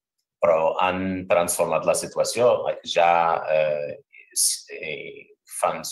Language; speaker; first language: Catalan; non-native, fluent; English